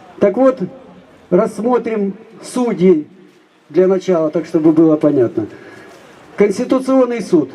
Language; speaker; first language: Russian; native; Russian